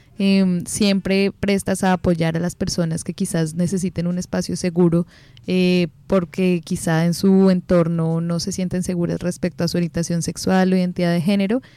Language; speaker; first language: Spanish; native; Spanish